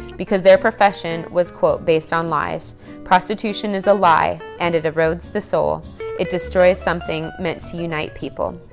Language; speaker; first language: English; native; English